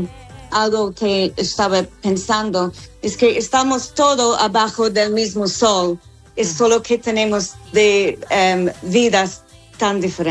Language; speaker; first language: Spanish; non-native, fluent; English